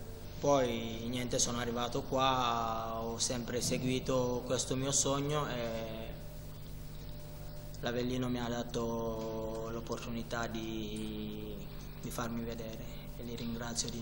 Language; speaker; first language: Italian; non-native, fluent; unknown